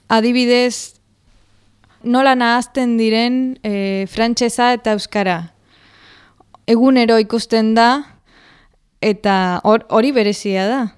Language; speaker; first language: Basque; non-native, fluent; Spanish